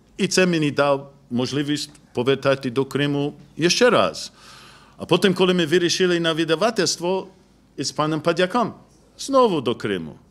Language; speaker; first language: Ukrainian; non-native, fluent; English